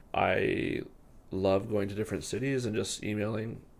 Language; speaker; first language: English; native; English